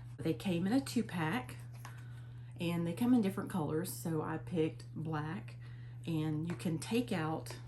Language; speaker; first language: English; native; English